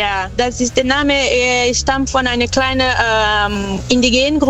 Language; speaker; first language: German; non-native, fluent; Portuguese